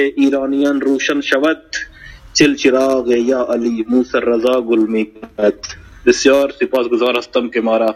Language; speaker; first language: Persian; non-native, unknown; Hindi